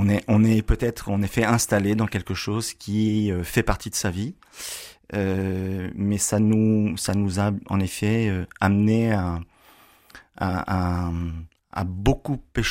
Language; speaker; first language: French; native; French